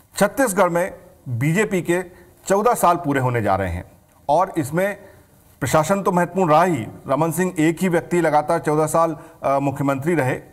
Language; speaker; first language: Hindi; native; Hindi